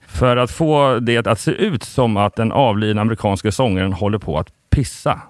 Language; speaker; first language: Swedish; native; Swedish